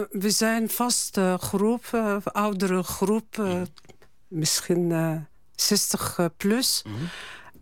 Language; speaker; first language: Dutch; non-native, learner; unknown